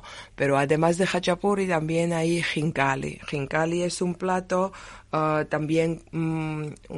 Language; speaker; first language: Spanish; non-native, learner; Georgian